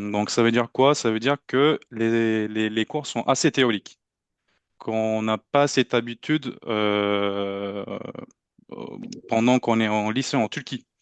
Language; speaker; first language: French; non-native, fluent; Turkish